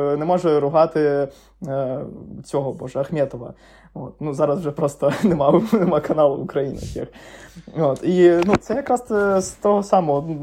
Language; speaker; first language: Ukrainian; non-native, local second language; Russian